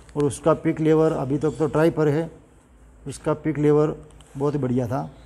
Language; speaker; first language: Hindi; non-native, local second language; Gujarati